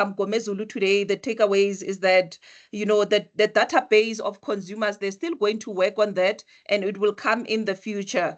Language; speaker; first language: English; non-native, local second language; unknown